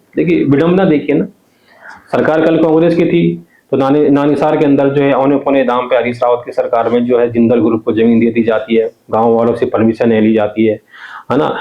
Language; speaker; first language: Hindi; non-native, local second language; Garhwali